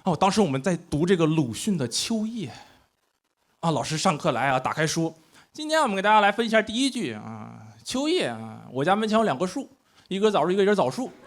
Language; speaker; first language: Chinese; native; Chinese